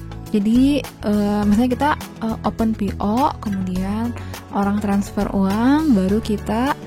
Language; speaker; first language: Indonesian; native; Indonesian